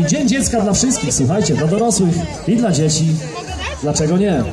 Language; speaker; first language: Polish; native; Polish